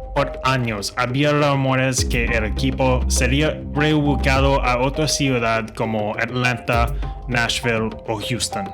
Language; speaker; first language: Spanish; non-native, fluent; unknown